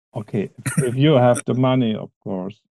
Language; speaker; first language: English; non-native, fluent; German